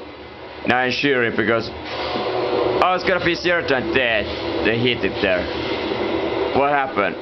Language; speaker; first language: English; non-native, fluent; Italian